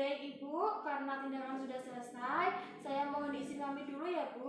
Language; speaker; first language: Indonesian; native; Indonesian